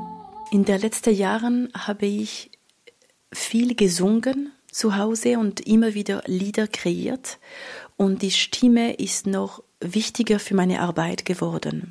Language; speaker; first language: German; non-native, local second language; French